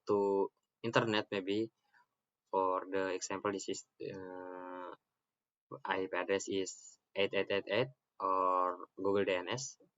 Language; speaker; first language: English; non-native, learner; Indonesian